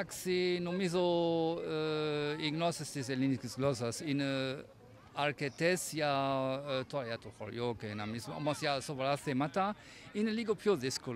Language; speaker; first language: Greek; non-native, fluent; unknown